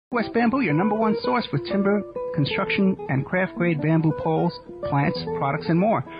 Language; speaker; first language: English; native; English